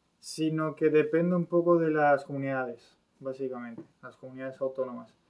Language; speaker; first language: Spanish; early bilingual, other home language; French